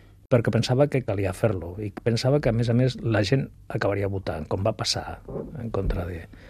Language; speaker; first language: Catalan; non-native, local second language; Spanish